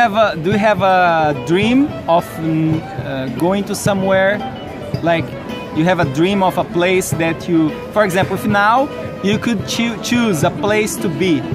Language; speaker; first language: English; non-native, learner; Portuguese